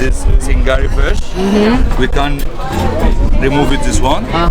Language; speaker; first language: English; non-native, learner; Arabic